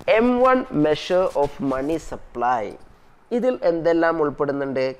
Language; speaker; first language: English; non-native, local second language; Malayalam